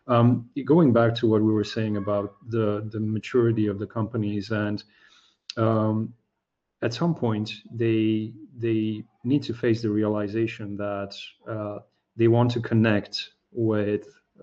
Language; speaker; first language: English; non-native, fluent; Slovak